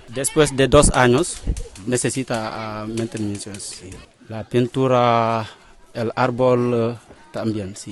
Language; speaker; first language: Spanish; non-native, learner; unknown